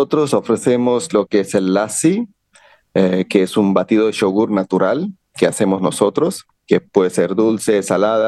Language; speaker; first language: Spanish; non-native, fluent; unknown